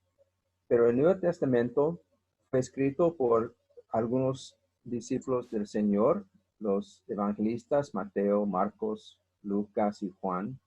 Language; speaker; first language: Spanish; non-native, fluent; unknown